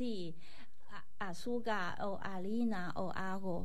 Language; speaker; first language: Spanish; non-native, learner; Chinese